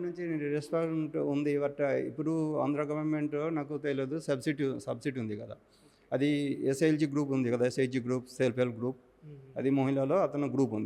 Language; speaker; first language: Telugu; non-native, local second language; Odia